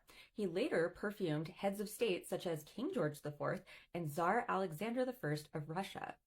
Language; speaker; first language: English; native; English